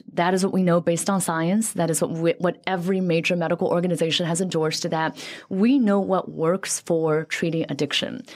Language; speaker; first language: English; early bilingual, other home language; Chinese